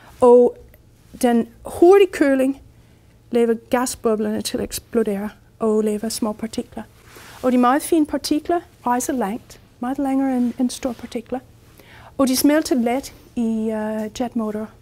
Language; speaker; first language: Danish; non-native, fluent; English